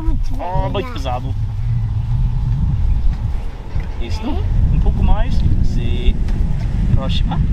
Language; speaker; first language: Portuguese; non-native, learner; English